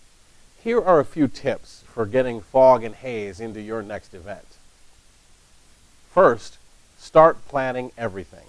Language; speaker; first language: English; native; English